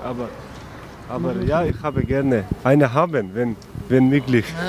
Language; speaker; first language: German; non-native, learner; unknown